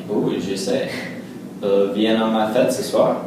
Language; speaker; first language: French; non-native, learner; English